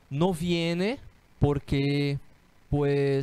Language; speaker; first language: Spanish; non-native, fluent; Portuguese